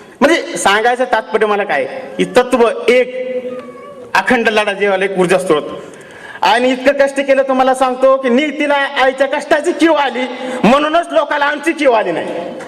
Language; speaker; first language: Marathi; non-native, local second language; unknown